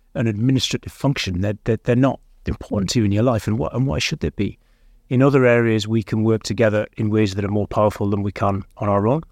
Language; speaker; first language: English; native; English